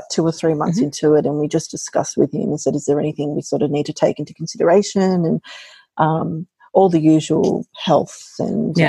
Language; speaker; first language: English; native; English